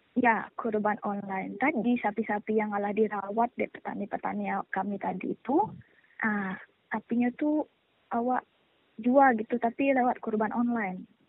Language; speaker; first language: Indonesian; native; Indonesian